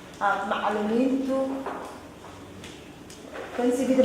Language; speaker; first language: German; non-native, learner; Somali